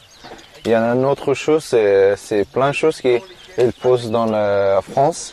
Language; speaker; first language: French; non-native, learner; Persian